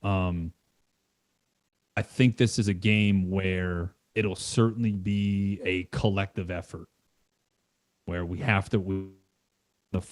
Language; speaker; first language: English; native; English